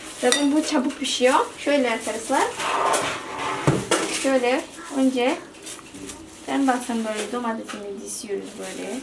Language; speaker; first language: Turkish; non-native, learner; Indonesian